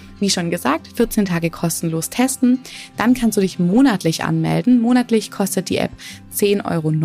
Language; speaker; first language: German; native; German